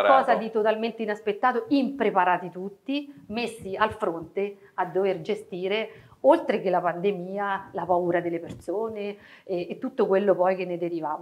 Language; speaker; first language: Italian; native; Italian